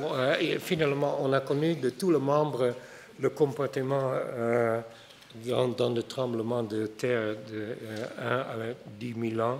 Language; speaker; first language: French; non-native, fluent; Dutch